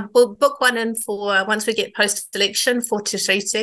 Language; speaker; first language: English; native; English